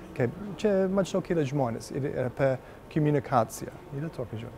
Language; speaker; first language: Lithuanian; early bilingual, heritage; Lithuanian